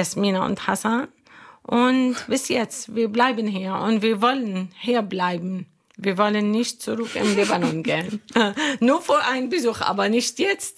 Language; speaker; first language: German; non-native, learner; Arabic